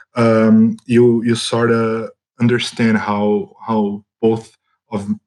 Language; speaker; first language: English; non-native, fluent; Portuguese